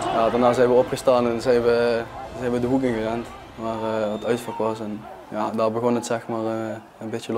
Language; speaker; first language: Dutch; native; Dutch